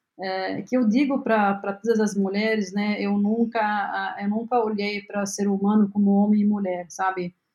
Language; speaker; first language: Portuguese; non-native, fluent; Arabic